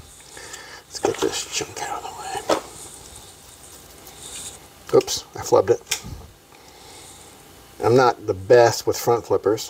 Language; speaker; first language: English; native; English